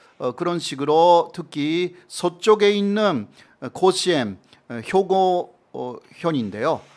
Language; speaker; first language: Korean; non-native, fluent; Japanese